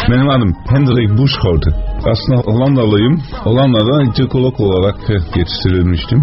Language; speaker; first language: Turkish; non-native, fluent; Dutch